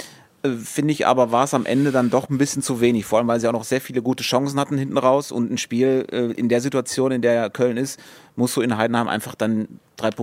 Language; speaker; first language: German; native; German